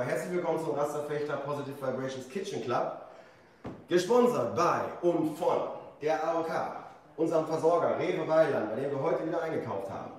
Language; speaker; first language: German; native; German